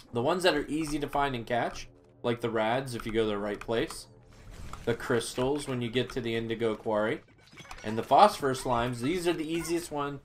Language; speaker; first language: English; native; English